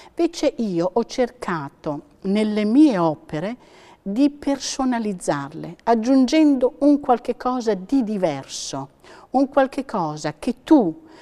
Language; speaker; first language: Italian; native; Italian